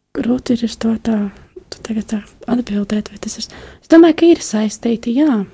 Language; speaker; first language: Latvian; native; Latvian